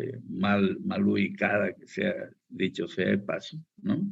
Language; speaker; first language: Spanish; native; Spanish